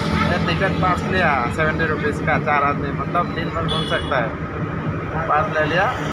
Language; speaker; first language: Hindi; non-native, local second language; Assamese